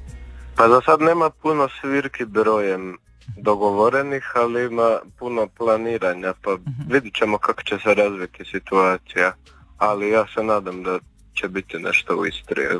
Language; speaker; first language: Serbian; native; Serbian